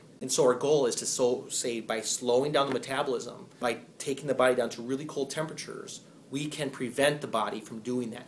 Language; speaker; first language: English; native; English